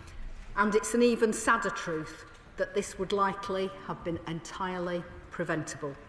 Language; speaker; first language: English; native; English